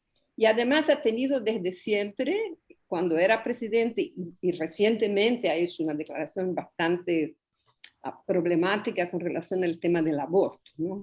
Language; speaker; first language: Spanish; non-native, fluent; Portuguese